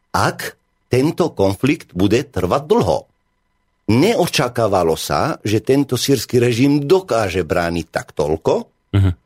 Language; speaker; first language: Slovak; non-native, fluent; Arabic